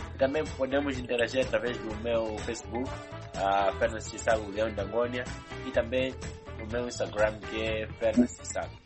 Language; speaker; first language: Portuguese; non-native, local second language; Nyanja